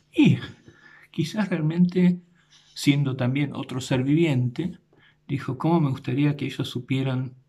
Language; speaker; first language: Spanish; native; Spanish